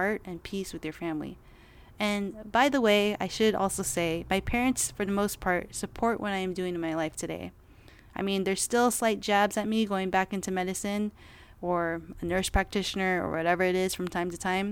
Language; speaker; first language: English; native; English